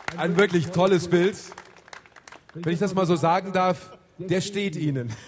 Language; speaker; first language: German; native; German